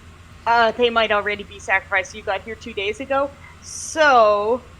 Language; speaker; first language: English; native; English